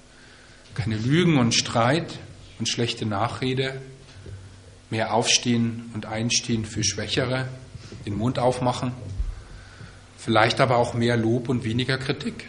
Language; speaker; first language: German; native; German